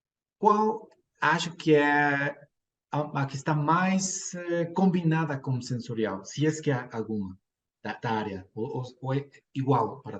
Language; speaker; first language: Portuguese; non-native, fluent; Spanish